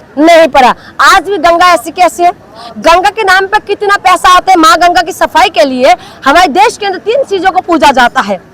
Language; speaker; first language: Hindi; non-native, local second language; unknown